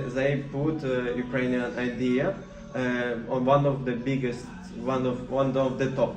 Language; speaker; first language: English; non-native, learner; Ukrainian